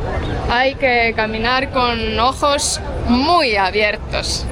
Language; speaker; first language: Spanish; non-native, fluent; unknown